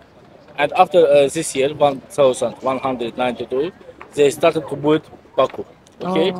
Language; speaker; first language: English; non-native, learner; Azerbaijani